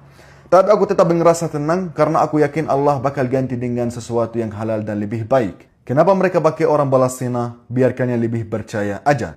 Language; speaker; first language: Indonesian; non-native, fluent; Arabic